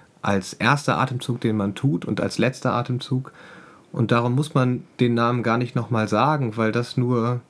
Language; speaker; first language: German; native; German